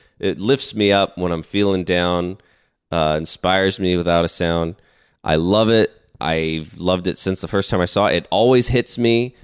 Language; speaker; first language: English; native; English